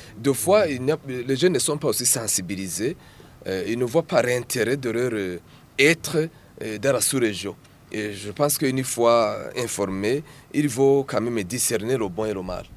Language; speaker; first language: French; non-native, local second language; Rundi